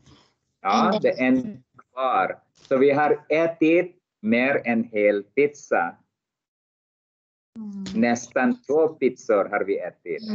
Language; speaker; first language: Swedish; non-native, learner; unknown